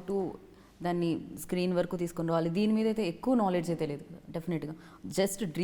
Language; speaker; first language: Telugu; native; Telugu